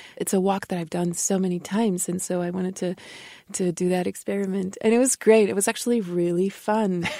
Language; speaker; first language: English; non-native, fluent; Spanish